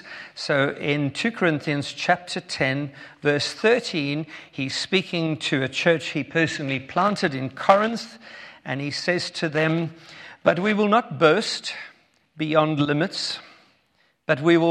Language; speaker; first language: English; native; English